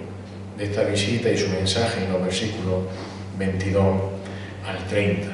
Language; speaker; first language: Spanish; native; Spanish